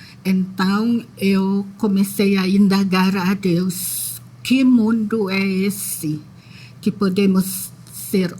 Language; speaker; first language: Portuguese; non-native, fluent; Indonesian